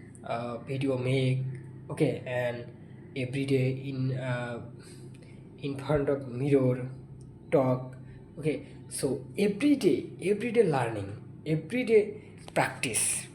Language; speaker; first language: English; non-native, learner; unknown